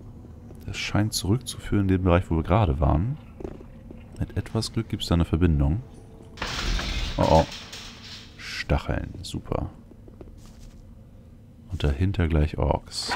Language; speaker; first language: German; native; German